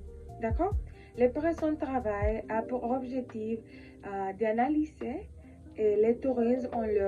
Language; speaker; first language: French; non-native, learner; Spanish